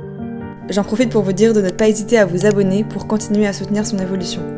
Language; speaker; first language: French; native; French